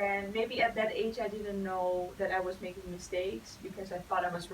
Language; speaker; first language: English; non-native, fluent; Dutch